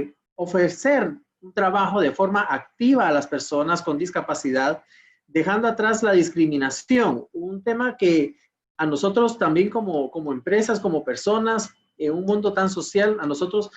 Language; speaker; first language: Spanish; native; Spanish